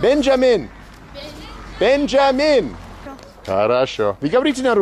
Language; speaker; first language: Russian; non-native, learner; English